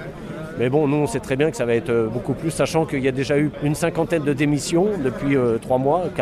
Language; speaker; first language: French; native; French